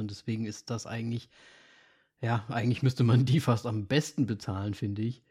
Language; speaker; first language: German; native; German